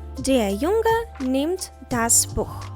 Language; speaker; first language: German; non-native, fluent; Ukrainian